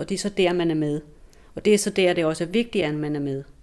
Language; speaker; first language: Danish; native; Danish